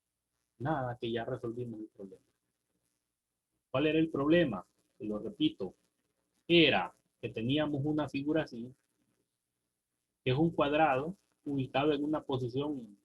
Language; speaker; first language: Spanish; native; Spanish